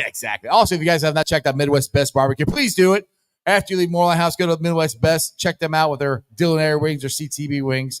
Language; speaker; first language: English; native; English